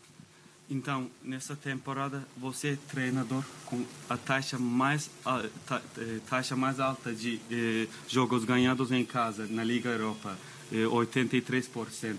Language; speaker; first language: Portuguese; non-native, fluent; Turkish